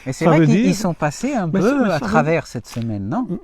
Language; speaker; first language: French; native; French